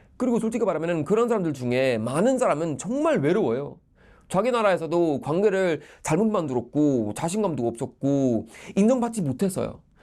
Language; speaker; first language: Korean; non-native, fluent; Swedish